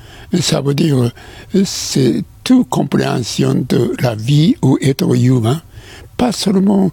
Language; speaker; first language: French; non-native, fluent; Japanese